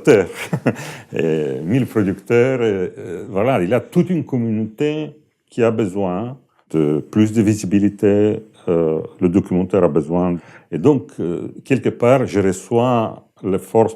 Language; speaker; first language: French; non-native, fluent; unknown